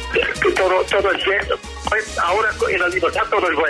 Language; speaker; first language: Spanish; non-native, learner; Dutch